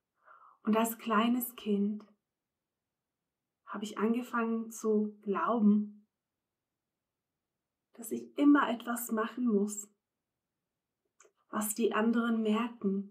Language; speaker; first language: German; non-native, fluent; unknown